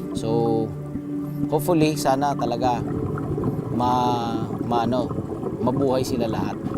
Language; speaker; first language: Filipino; non-native, local second language; Bikol